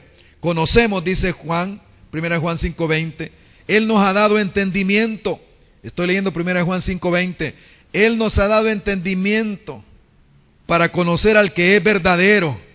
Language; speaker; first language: Spanish; native; Spanish